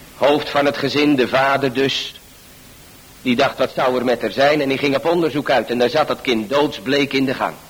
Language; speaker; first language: Dutch; native; Dutch